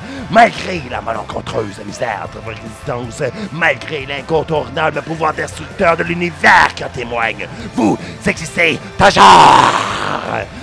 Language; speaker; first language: French; native; French